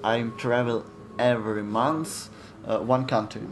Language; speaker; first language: English; non-native, learner; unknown